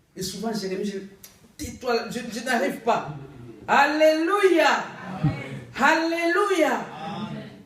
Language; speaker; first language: French; non-native, local second language; Lingala